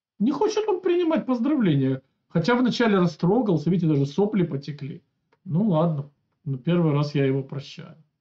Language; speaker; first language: Russian; native; Russian